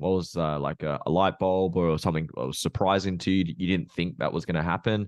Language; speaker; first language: English; native; English